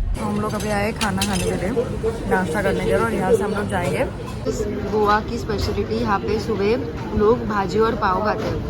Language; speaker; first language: Hindi; non-native, local second language; Marathi